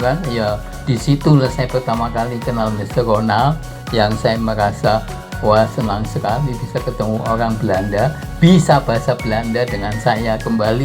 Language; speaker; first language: Indonesian; non-native, local second language; Dutch